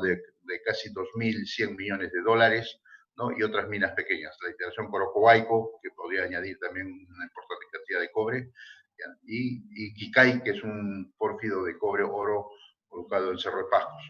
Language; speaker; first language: Spanish; native; Spanish